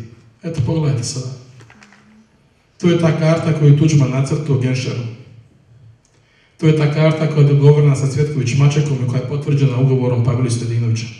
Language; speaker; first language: Bosnian; native; Bosnian